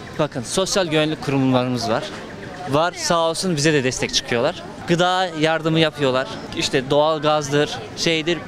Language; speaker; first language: Turkish; native; Turkish